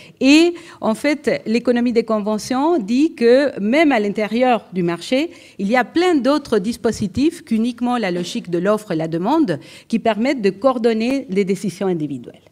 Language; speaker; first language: French; non-native, fluent; Spanish